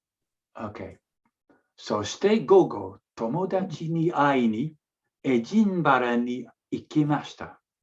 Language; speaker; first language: Japanese; non-native, learner; English